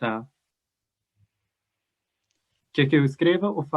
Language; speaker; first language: Portuguese; non-native, learner; English